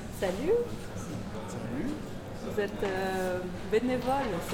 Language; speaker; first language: French; native; French